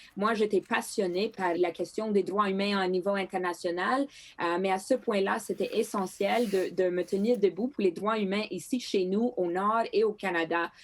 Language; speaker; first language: French; non-native, local second language; Greek